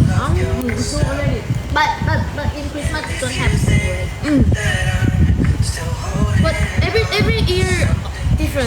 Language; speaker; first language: English; non-native, learner; Thai